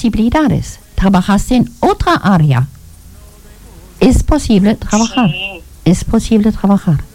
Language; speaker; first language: Spanish; non-native, learner; German